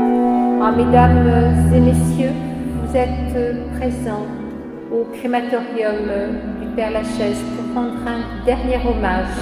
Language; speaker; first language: French; native; French